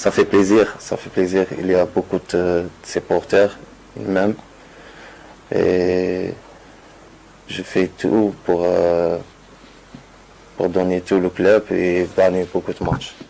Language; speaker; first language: French; non-native, learner; Arabic